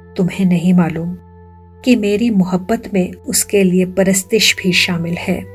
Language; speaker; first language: Hindi; native; Hindi